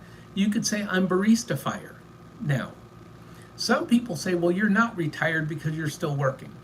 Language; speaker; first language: English; native; English